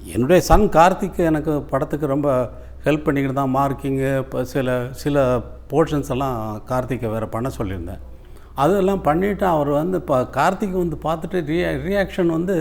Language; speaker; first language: Tamil; native; Tamil